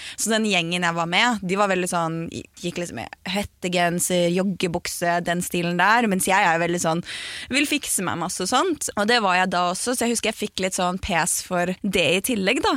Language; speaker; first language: Norwegian; native; Norwegian